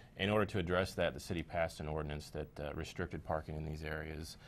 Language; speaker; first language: English; native; English